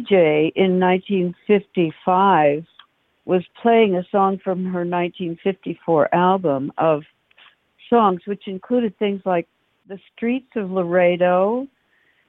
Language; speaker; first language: English; native; English